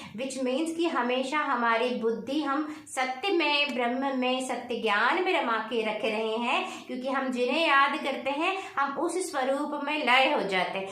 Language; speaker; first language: Hindi; native; Hindi